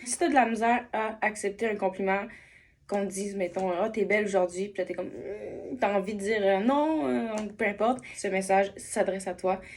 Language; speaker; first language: French; native; French